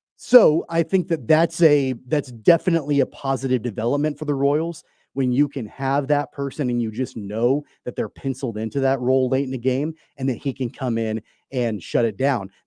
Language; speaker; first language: English; native; English